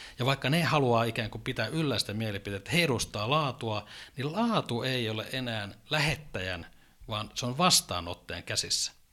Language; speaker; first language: Finnish; native; Finnish